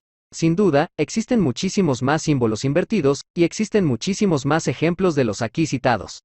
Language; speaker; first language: Spanish; native; Spanish